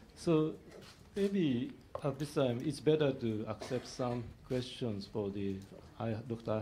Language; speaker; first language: English; non-native, fluent; Japanese